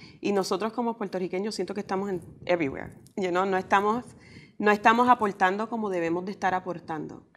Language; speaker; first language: Spanish; early bilingual, heritage; Spanish